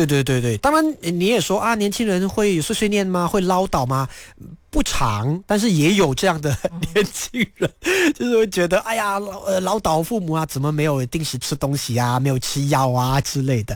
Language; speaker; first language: Chinese; native; Chinese